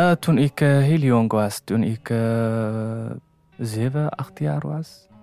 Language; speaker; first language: Dutch; non-native, learner; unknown